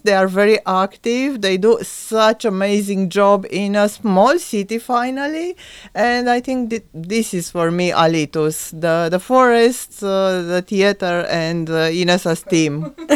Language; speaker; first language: English; non-native, fluent; Romanian